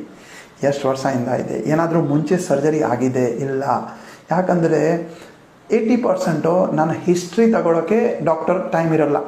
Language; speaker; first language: Kannada; non-native, local second language; Gujarati